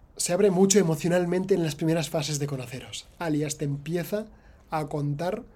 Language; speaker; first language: Spanish; native; Spanish